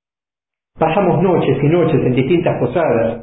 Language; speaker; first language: Spanish; native; Spanish